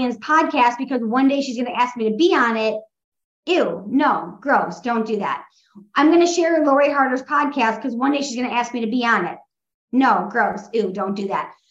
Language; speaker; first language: English; native; English